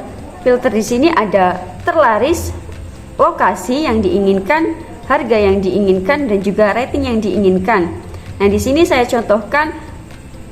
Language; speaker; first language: Indonesian; native; Indonesian